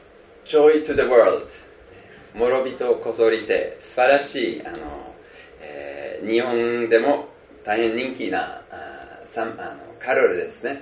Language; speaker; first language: Japanese; non-native, fluent; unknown